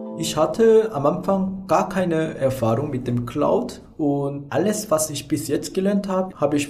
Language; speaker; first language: German; non-native, fluent; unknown